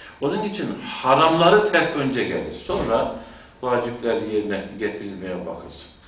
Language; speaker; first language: Turkish; native; Turkish